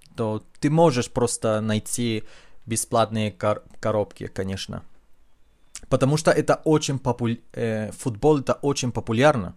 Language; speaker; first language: Russian; non-native, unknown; Spanish